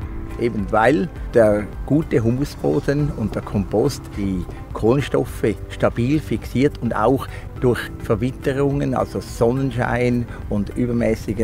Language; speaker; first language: German; native; German